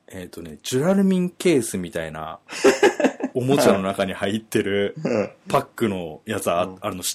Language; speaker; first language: Japanese; native; Japanese